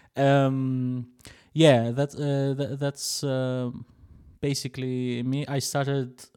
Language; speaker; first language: English; non-native, fluent; Arabic